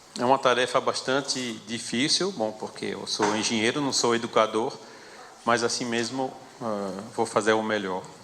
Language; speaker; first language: Portuguese; non-native, fluent; French